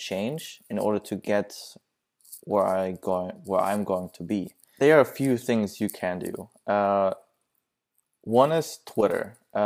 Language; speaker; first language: English; non-native, fluent; German